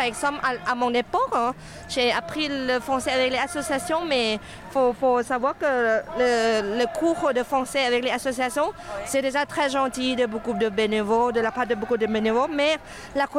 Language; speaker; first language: French; non-native, fluent; Thai